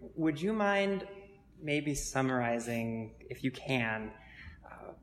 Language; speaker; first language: English; native; English